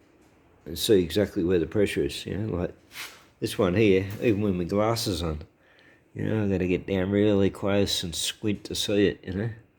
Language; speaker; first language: English; native; English